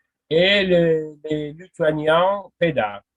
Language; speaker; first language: French; non-native, fluent; Russian